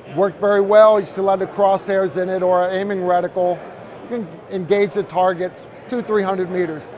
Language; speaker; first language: English; native; English